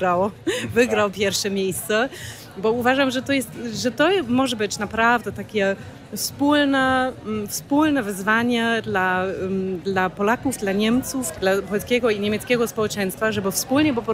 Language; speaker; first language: Polish; non-native, fluent; German